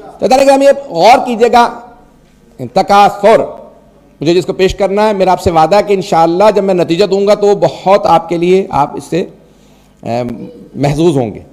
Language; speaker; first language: Urdu; native; Urdu